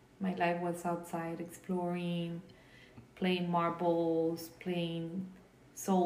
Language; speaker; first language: English; early bilingual, other home language; Spanish